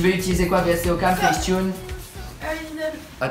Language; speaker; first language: French; native; French